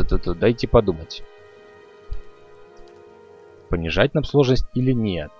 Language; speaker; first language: Russian; native; Russian